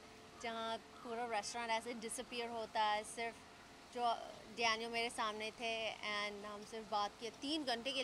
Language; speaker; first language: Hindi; early bilingual, heritage; English